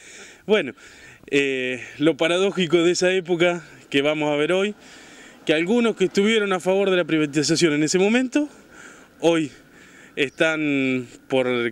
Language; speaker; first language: Spanish; native; Spanish